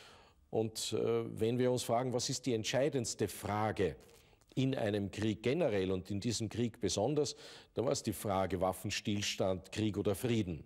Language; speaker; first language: German; native; German